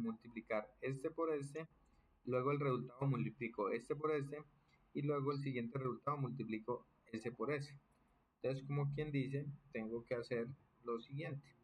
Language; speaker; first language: Spanish; native; Spanish